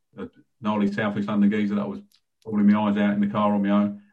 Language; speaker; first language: English; native; English